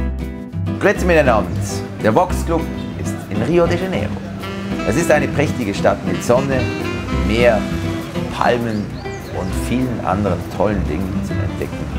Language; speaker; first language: German; native; German